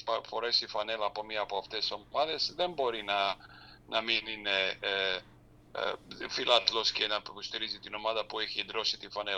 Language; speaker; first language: Greek; non-native, fluent; Serbian